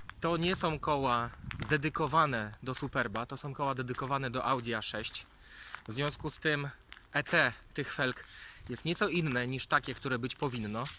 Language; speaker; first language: Polish; native; Polish